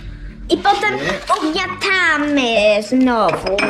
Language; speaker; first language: Polish; early bilingual, heritage; Polish